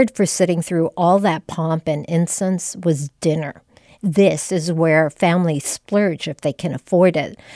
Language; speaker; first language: English; non-native, local second language; Filipino